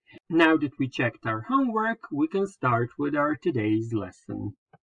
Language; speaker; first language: English; non-native, fluent; Croatian